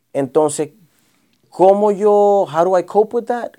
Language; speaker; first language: Spanish; early bilingual, heritage; Spanish